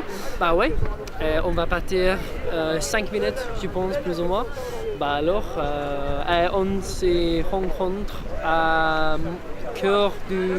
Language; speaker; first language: French; non-native, learner; English